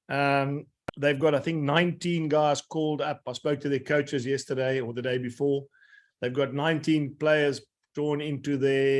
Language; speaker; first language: English; native; English